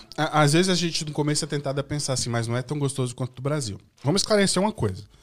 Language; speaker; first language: Portuguese; native; Portuguese